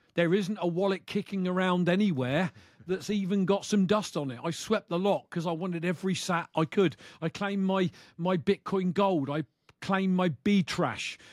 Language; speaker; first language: English; native; English